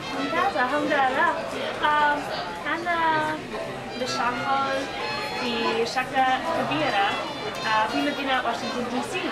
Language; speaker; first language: Arabic; non-native, learner; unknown